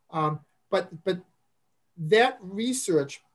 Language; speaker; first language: English; native; English